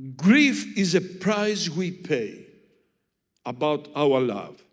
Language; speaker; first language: English; non-native, fluent; Greek